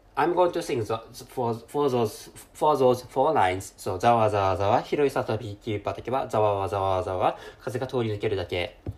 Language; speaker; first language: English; non-native, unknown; Japanese